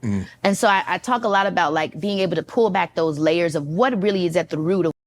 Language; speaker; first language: English; native; English